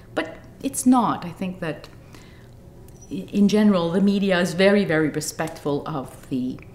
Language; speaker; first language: English; native; English